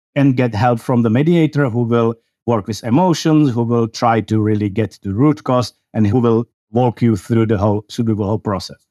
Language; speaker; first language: English; non-native, fluent; Czech